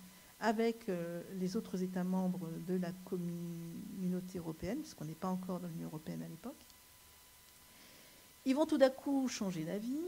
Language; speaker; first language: French; native; French